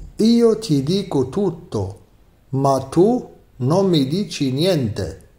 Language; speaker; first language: Italian; non-native, fluent; Arabic